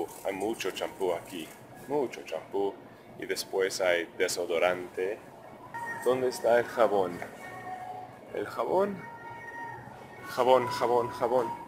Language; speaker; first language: Spanish; non-native, fluent; English